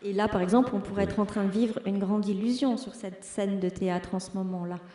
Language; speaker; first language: French; native; French